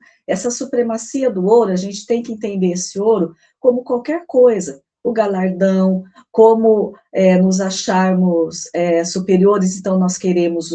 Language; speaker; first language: Portuguese; native; Portuguese